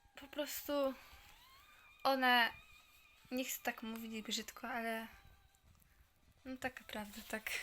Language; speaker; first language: Polish; native; Polish